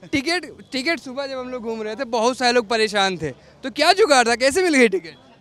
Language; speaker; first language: Hindi; native; Hindi